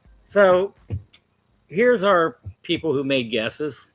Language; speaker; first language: English; native; English